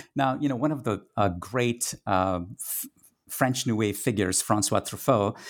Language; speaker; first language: English; non-native, local second language; Tamil